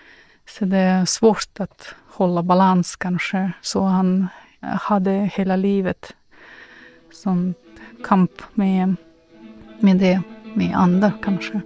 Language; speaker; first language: Swedish; non-native, fluent; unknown